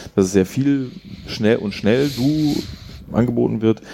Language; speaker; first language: German; native; German